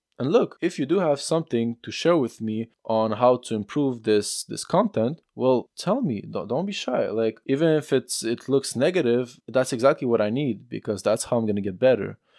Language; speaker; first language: English; non-native, fluent; French